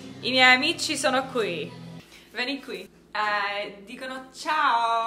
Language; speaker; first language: Italian; non-native, learner; English